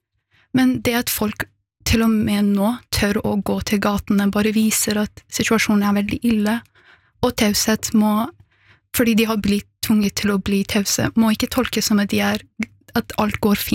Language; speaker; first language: Norwegian; early bilingual, other home language; Persian